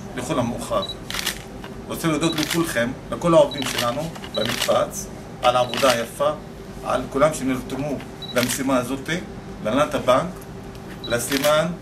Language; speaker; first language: Hebrew; non-native, local second language; Arabic